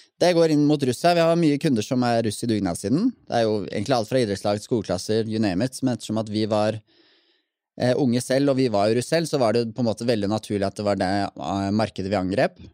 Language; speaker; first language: Norwegian; native; Norwegian